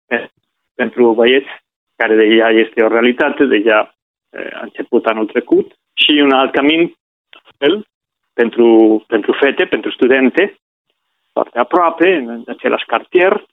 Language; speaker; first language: Romanian; non-native, fluent; Spanish